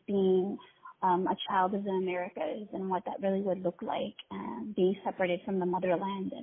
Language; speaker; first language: English; native; English